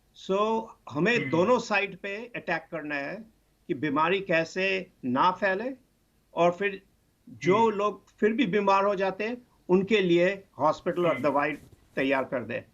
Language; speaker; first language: Hindi; non-native, local second language; Bangla